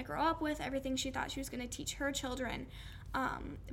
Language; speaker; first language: English; native; English